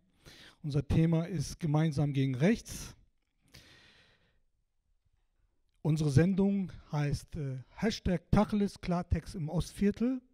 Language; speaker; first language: German; non-native, fluent; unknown